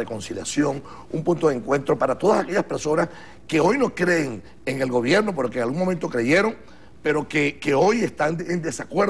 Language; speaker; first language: Spanish; native; Spanish